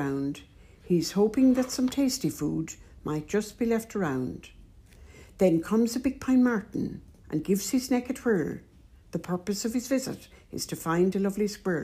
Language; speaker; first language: English; native; English